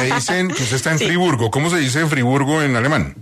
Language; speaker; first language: Spanish; native; Spanish